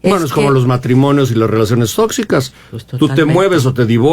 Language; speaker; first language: Spanish; native; Spanish